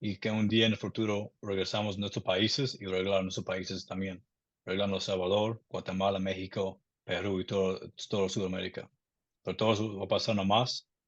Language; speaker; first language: Spanish; early bilingual, other home language; English